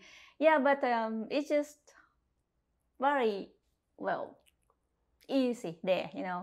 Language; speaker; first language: English; non-native, fluent; Thai